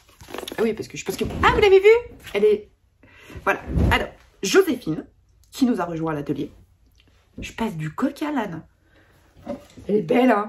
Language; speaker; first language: French; native; French